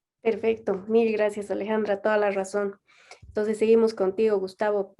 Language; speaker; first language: Spanish; native; Spanish